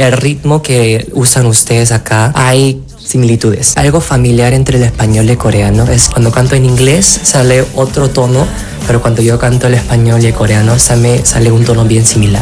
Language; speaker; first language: Spanish; non-native, fluent; Korean